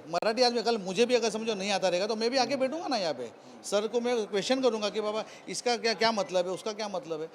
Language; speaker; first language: Hindi; non-native, local second language; Marathi